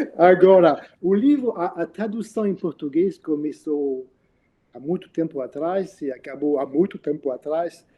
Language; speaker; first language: Portuguese; non-native, fluent; French